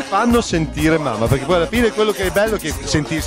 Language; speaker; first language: Italian; native; Italian